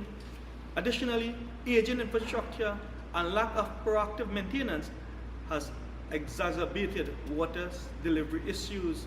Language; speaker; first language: English; native; English